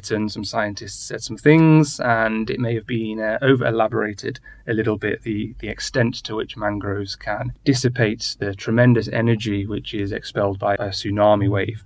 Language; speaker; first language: English; native; English